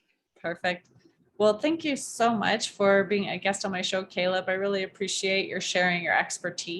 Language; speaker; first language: English; native; English